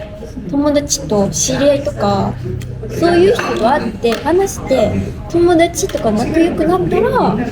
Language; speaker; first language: Japanese; non-native, fluent; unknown